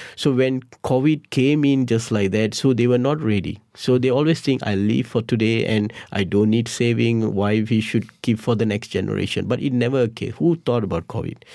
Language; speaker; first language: English; non-native, local second language; Tamil